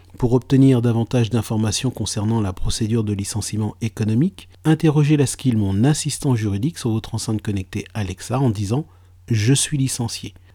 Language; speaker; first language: French; native; French